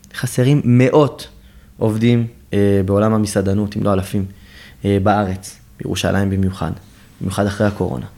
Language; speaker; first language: Hebrew; native; Hebrew